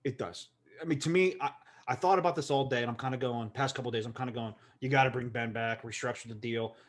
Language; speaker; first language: English; native; English